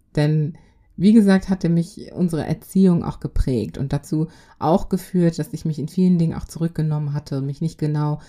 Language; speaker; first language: German; native; German